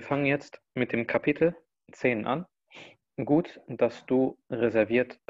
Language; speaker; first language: German; non-native, fluent; Arabic